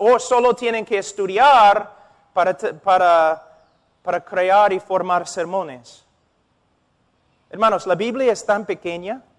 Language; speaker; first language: Spanish; non-native, fluent; English